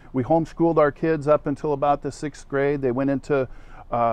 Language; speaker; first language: English; native; English